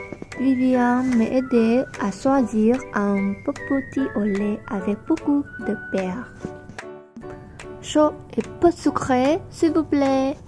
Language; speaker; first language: French; non-native, learner; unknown